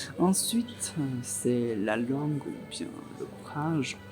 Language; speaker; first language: French; non-native, learner; Chinese